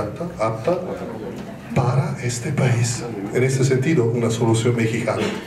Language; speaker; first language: Spanish; non-native, fluent; Italian